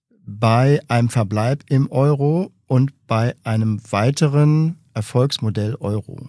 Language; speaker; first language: German; native; German